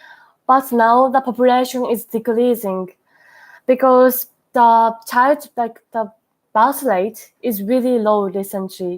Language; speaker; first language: English; non-native, learner; Japanese